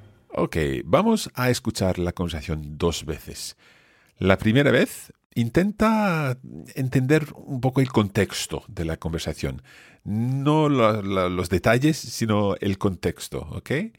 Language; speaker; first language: Spanish; native; Spanish